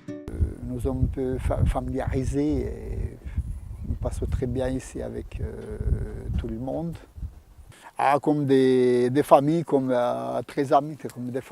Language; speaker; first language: French; non-native, learner; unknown